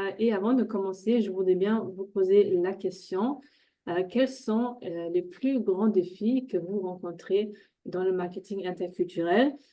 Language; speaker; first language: French; non-native, fluent; German